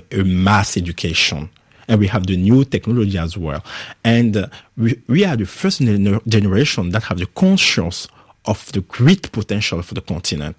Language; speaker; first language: English; non-native, fluent; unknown